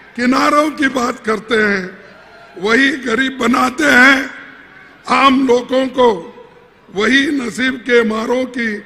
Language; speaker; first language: Hindi; non-native, local second language; Kannada